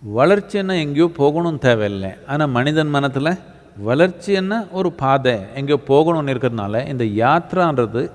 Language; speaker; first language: Tamil; native; Tamil